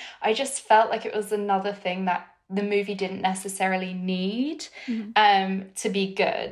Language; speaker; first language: English; native; English